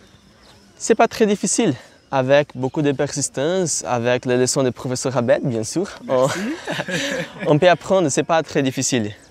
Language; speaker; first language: French; non-native, learner; Portuguese